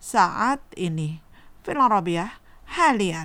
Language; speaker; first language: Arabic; non-native, fluent; Indonesian